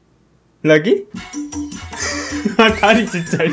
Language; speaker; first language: Indonesian; non-native, learner; Korean